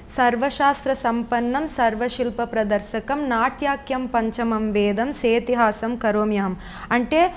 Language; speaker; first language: Telugu; native; Telugu